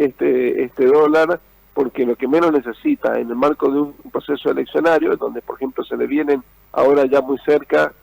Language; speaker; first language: Spanish; native; Spanish